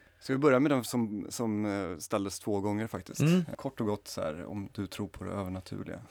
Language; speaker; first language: Swedish; native; Swedish